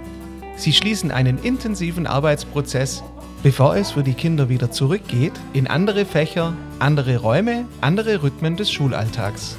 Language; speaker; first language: German; native; German